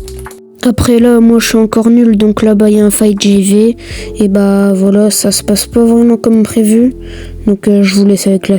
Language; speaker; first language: French; native; French